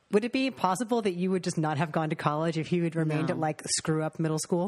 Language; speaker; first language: English; native; English